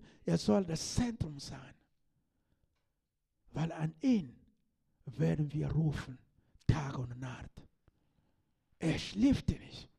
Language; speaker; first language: German; non-native, learner; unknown